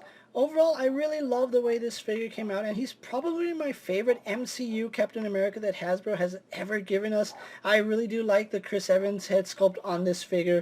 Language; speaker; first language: English; native; English